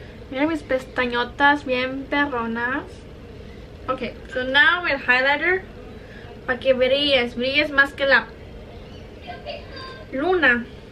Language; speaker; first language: Spanish; early bilingual, heritage; Spanish